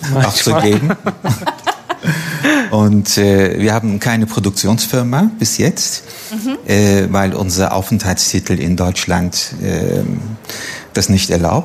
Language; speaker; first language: German; non-native, fluent; Turkish